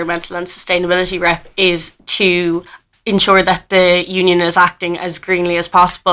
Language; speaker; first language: English; native; English